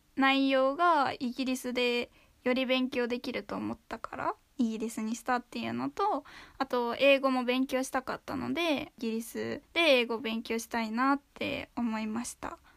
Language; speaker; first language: Japanese; native; Japanese